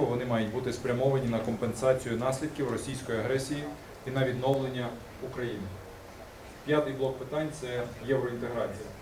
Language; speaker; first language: Ukrainian; native; Ukrainian